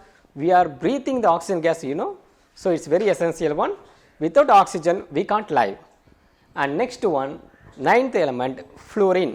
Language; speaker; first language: English; non-native, local second language; Tamil